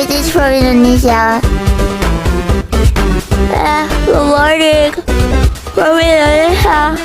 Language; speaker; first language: English; non-native, learner; Indonesian